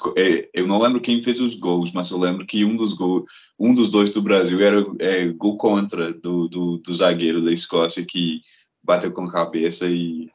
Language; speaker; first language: Portuguese; non-native, fluent; English